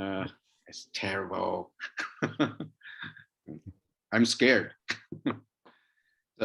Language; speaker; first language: English; non-native, learner; Chinese